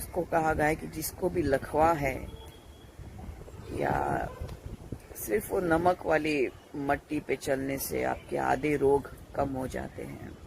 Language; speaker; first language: Hindi; native; Hindi